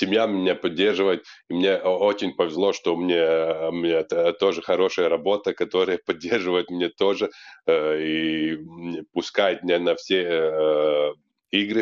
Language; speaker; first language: Russian; non-native, local second language; Latvian